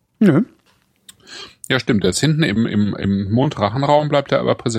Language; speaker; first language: German; native; German